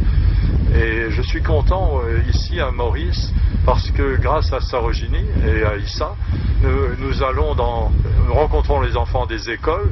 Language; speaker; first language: French; native; French